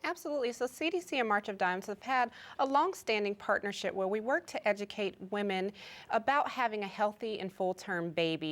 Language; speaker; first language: English; native; English